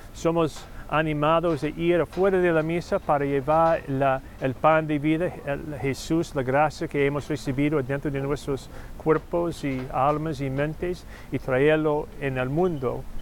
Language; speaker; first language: Spanish; non-native, fluent; English